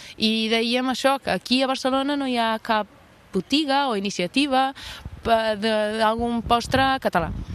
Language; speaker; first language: Catalan; non-native, fluent; Portuguese